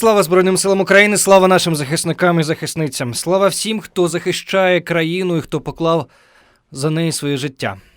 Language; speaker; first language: Ukrainian; native; Ukrainian